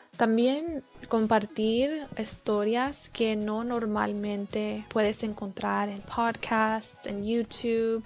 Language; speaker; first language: Spanish; early bilingual, heritage; Spanish